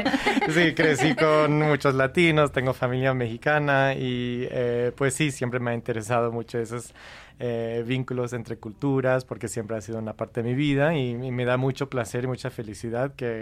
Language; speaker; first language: Spanish; non-native, fluent; English